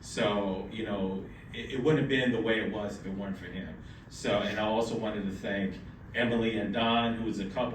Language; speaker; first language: English; native; English